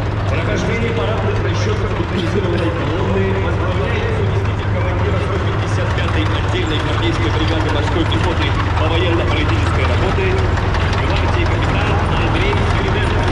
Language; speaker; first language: Russian; native; Russian